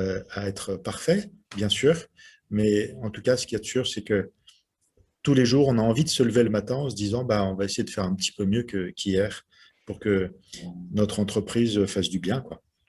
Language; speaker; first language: French; native; French